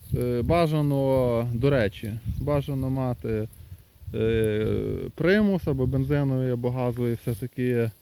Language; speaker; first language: Ukrainian; native; Ukrainian